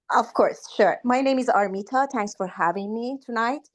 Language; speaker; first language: English; non-native, fluent; Spanish